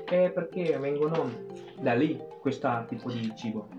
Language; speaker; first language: Italian; non-native, fluent; Indonesian